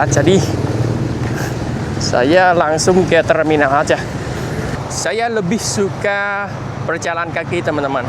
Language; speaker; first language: Indonesian; non-native, fluent; Vietnamese